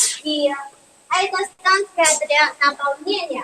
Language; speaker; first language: Russian; non-native, learner; Chinese